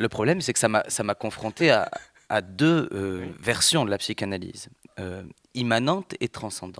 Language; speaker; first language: French; native; French